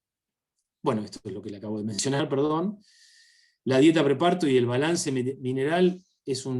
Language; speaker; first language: Spanish; native; Spanish